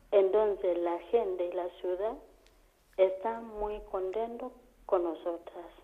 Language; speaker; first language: Spanish; non-native, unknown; Kamba